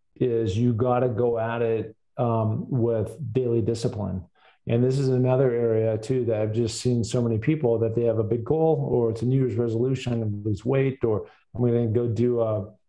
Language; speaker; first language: English; native; English